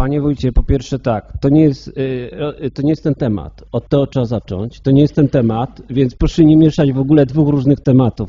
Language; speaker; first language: Polish; native; Polish